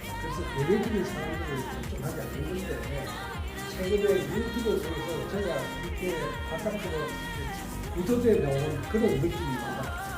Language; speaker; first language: Korean; native; Korean